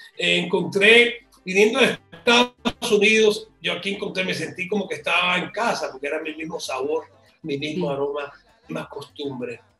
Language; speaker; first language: Spanish; native; Spanish